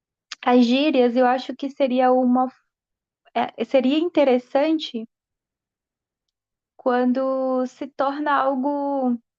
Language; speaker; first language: Portuguese; non-native, fluent; Spanish